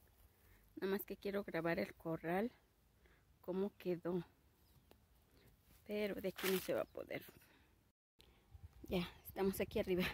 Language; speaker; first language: Spanish; native; Spanish